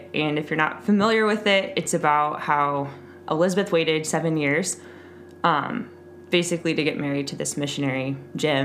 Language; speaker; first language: English; native; English